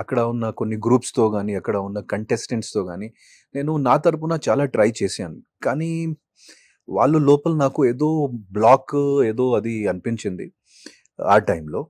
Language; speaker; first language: Telugu; non-native, fluent; Hindi